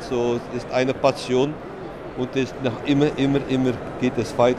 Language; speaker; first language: German; non-native, fluent; Dutch